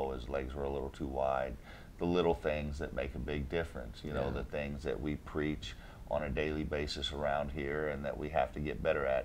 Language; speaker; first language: English; native; English